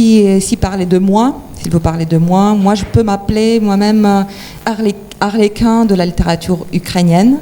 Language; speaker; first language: French; non-native, fluent; Ukrainian